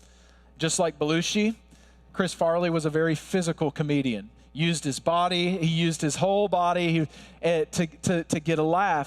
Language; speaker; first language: English; native; English